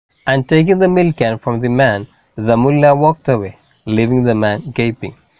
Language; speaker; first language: English; non-native, local second language; Malayalam